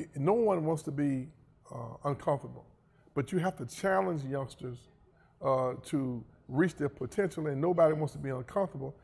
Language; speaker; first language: English; native; English